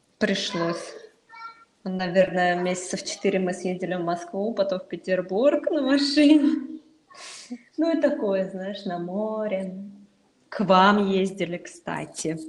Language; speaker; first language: Russian; native; Russian